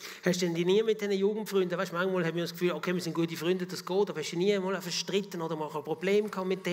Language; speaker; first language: German; native; German